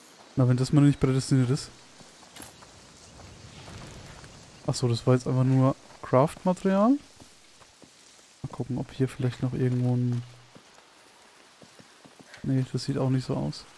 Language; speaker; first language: German; native; German